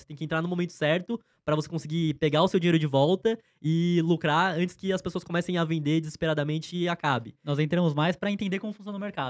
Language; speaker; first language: Portuguese; native; Portuguese